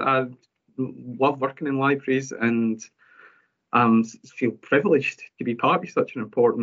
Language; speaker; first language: English; native; English